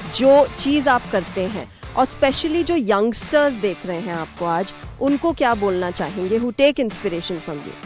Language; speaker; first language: Hindi; native; Hindi